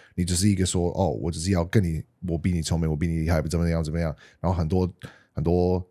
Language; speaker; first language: Chinese; non-native, fluent; English